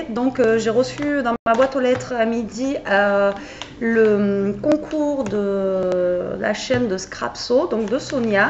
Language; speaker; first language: French; native; French